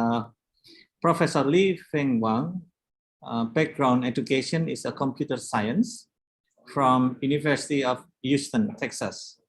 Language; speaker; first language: English; non-native, learner; Indonesian